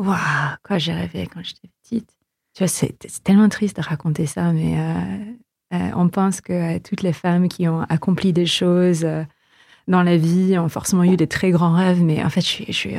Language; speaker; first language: French; non-native, fluent; Filipino